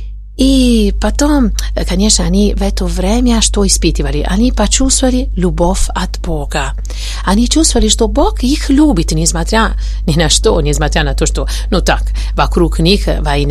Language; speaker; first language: Russian; non-native, fluent; Italian